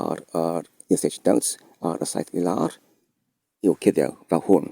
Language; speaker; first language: Welsh; non-native, fluent; English